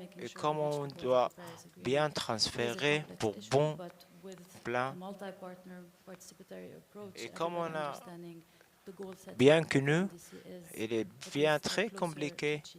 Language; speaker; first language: French; non-native, learner; Arabic